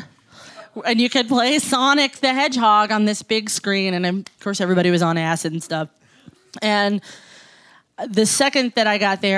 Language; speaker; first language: English; native; English